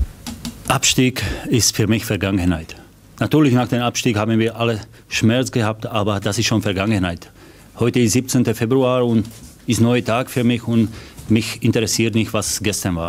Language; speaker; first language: German; non-native, fluent; Slovak